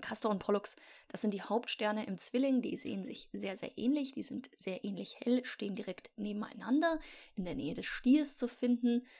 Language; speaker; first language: German; native; German